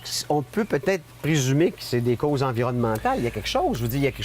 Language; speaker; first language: French; native; French